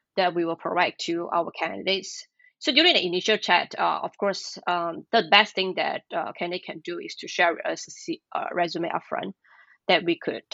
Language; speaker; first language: English; non-native, local second language; Chinese